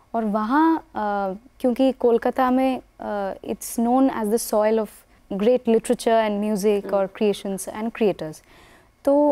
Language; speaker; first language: Hindi; non-native, local second language; Bangla